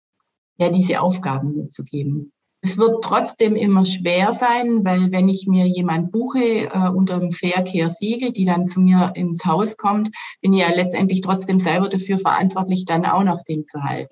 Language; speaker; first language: German; native; German